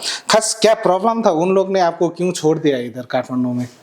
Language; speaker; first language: Hindi; non-native, learner; Nepali